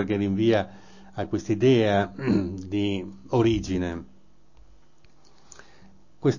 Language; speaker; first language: Italian; native; Italian